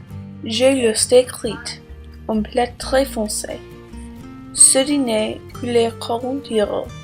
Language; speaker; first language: French; non-native, learner; English